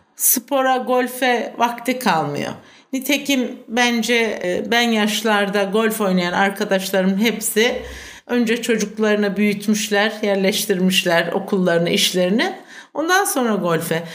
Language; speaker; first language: Turkish; native; Turkish